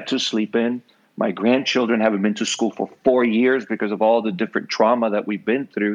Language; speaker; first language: English; non-native, fluent; Spanish